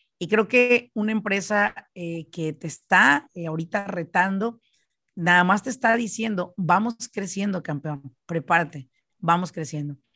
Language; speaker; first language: Spanish; native; Spanish